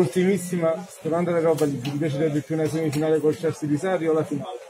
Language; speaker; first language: Italian; native; Italian